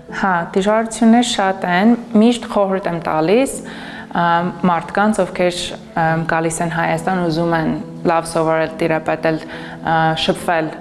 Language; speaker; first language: Armenian; non-native, fluent; English